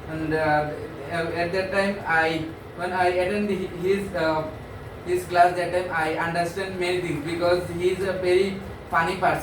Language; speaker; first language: English; non-native, learner; Bangla